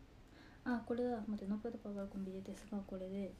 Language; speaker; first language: Spanish; non-native, learner; Japanese